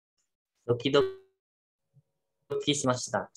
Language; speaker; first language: Japanese; non-native, learner; Indonesian